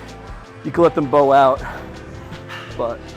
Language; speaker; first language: English; native; English